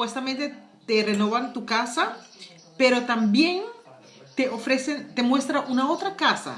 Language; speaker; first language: Spanish; non-native, fluent; Papiamento